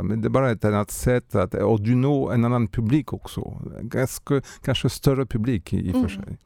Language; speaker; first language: Swedish; non-native, fluent; French